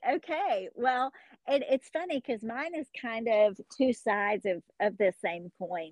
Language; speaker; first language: English; native; English